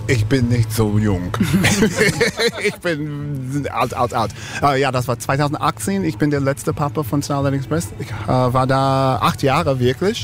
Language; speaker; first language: German; non-native, fluent; English